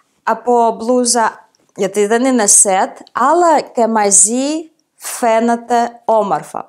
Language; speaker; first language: Greek; non-native, fluent; Ukrainian